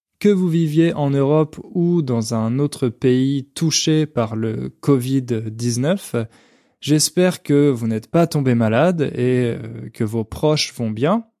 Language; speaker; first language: French; native; French